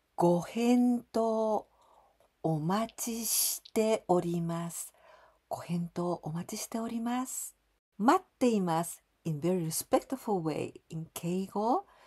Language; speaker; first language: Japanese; native; Japanese